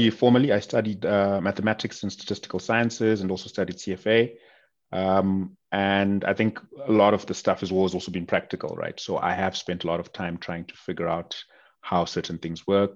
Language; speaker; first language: English; non-native, local second language; North Ndebele